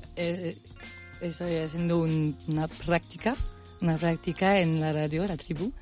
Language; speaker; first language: Spanish; non-native, learner; French